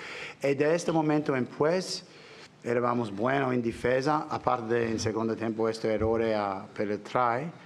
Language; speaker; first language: Italian; non-native, learner; English